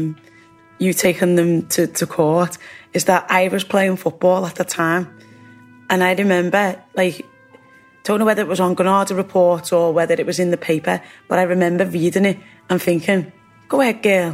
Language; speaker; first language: English; native; English